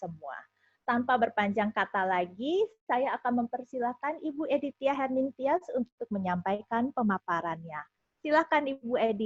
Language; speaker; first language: Indonesian; native; Indonesian